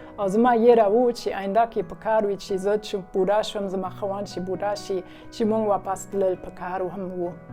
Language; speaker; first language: Pashto; non-native, fluent; German